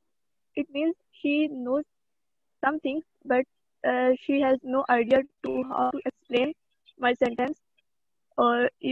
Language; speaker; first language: English; non-native, learner; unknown